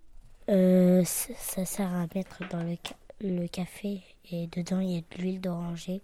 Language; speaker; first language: French; early bilingual, other home language; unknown